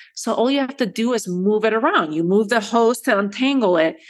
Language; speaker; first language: English; early bilingual, other home language; Spanish